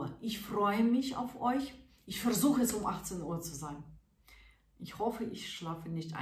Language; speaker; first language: German; non-native, fluent; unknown